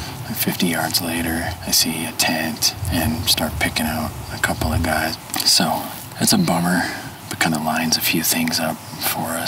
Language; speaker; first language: English; native; English